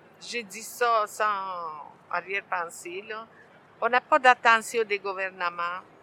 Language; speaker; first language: French; non-native, fluent; Italian